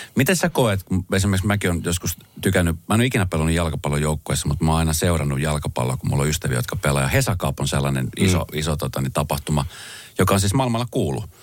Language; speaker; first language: Finnish; native; Finnish